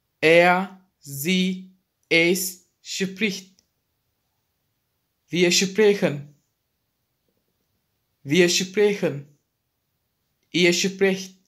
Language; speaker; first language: German; non-native, fluent; Turkish